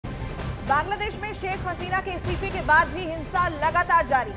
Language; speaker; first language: Hindi; native; Hindi